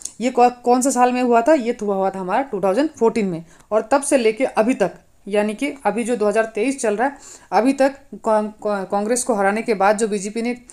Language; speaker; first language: Hindi; non-native, local second language; Nepali